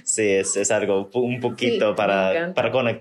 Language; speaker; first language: Spanish; early bilingual, heritage; Spanish